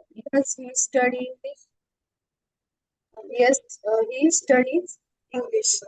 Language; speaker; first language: English; non-native, learner; Marathi